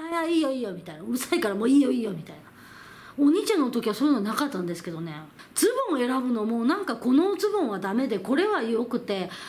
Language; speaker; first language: Japanese; non-native, fluent; Korean